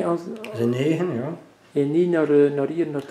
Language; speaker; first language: Dutch; native; Dutch